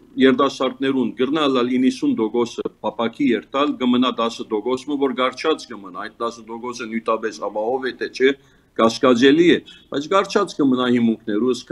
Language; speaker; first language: Armenian; early bilingual, heritage; Armenian